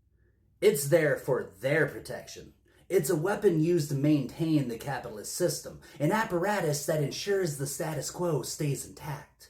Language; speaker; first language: English; native; English